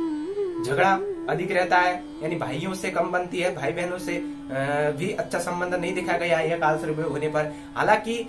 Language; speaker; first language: Hindi; native; Hindi